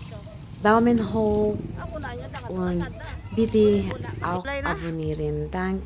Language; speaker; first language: German; non-native, learner; Filipino